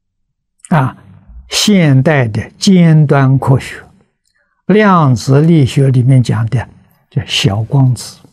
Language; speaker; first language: Chinese; native; Chinese